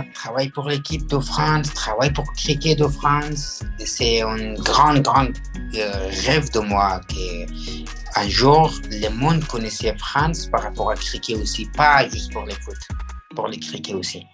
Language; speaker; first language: French; non-native, learner; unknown